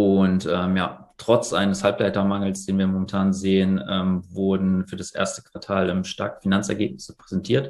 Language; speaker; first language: German; native; German